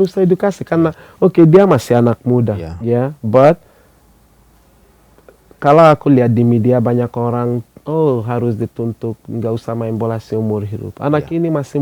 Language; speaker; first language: Indonesian; non-native, fluent; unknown